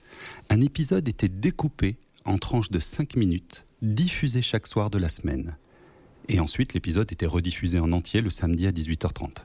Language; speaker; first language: French; native; French